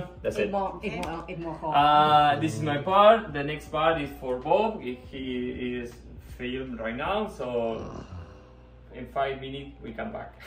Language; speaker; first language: English; non-native, learner; Spanish